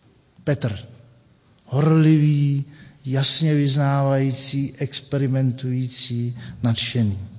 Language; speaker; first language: Czech; native; Czech